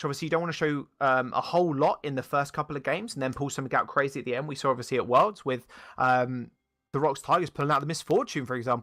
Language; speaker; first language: English; native; English